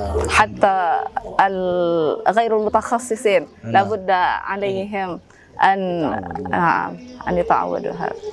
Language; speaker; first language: Arabic; non-native, fluent; Indonesian